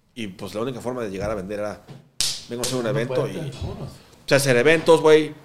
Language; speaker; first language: Spanish; native; Spanish